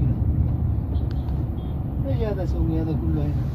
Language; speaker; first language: Arabic; non-native, learner; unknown